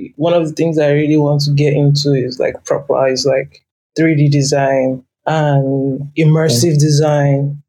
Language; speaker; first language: English; non-native, local second language; Yoruba